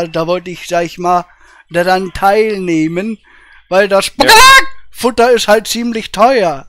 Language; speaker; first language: German; native; German